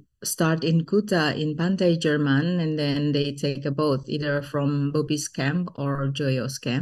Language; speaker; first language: English; non-native, fluent; Sundanese